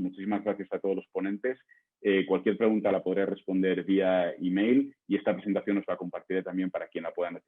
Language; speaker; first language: Spanish; native; Spanish